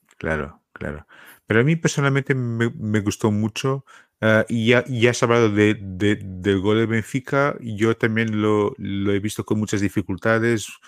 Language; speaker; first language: Spanish; non-native, fluent; Portuguese